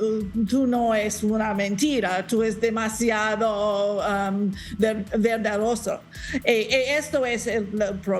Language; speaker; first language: Spanish; non-native, learner; English